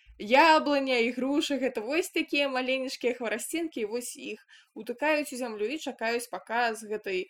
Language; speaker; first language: Belarusian; non-native, local second language; Russian